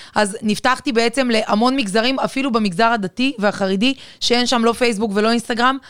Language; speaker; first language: Hebrew; non-native, fluent; Bulgarian